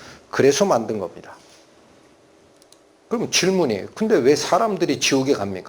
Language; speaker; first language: Korean; native; Korean